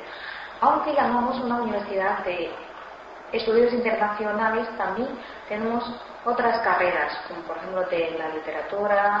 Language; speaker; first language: Spanish; non-native, fluent; Chinese